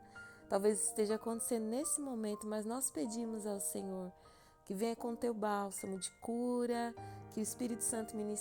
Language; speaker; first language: Portuguese; native; Portuguese